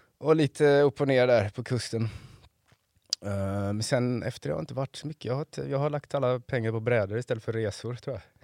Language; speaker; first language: Swedish; native; Swedish